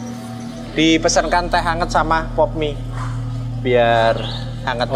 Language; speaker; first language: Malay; non-native, local second language; Javanese